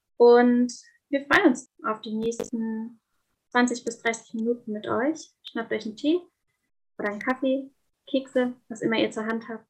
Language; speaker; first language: German; native; German